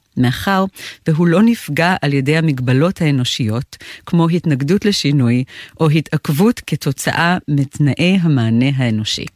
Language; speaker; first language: Hebrew; native; Hebrew